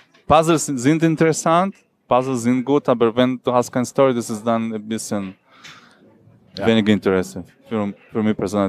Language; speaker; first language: German; non-native, learner; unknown